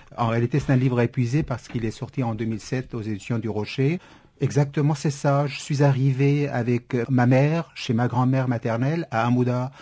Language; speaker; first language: French; non-native, fluent; Kurdish